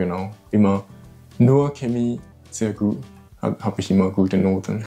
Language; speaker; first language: German; non-native, learner; Japanese